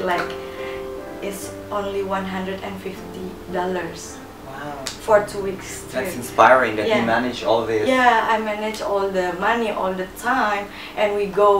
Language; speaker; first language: English; non-native, learner; Indonesian